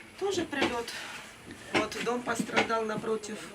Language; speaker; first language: Russian; native; Russian